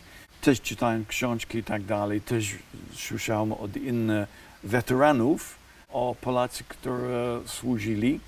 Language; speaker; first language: Polish; non-native, fluent; English